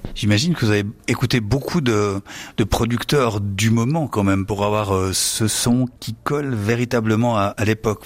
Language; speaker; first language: French; native; French